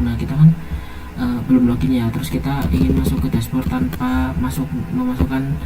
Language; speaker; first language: Indonesian; native; Indonesian